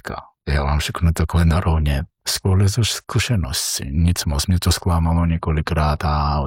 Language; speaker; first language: Czech; non-native, learner; Georgian